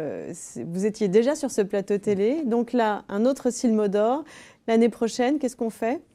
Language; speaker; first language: French; native; French